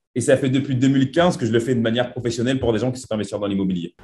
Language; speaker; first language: French; native; French